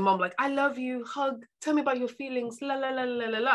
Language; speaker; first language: English; native; English